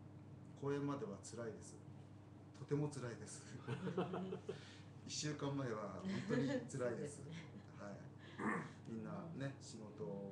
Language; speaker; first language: Japanese; native; Japanese